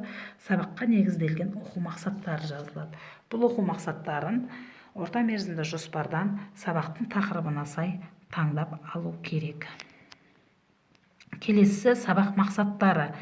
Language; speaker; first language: Kazakh; native; Kazakh